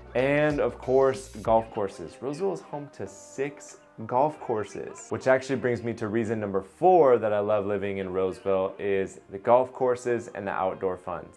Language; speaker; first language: English; native; English